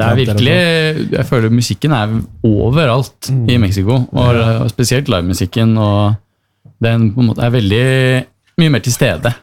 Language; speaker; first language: Norwegian; native; Norwegian